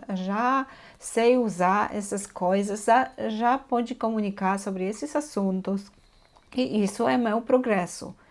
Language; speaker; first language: Portuguese; non-native, fluent; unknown